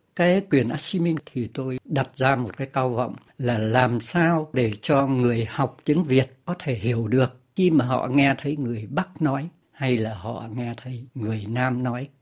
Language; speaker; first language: Vietnamese; native; Vietnamese